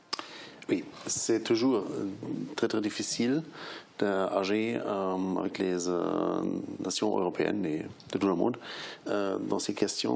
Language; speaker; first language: French; non-native, fluent; German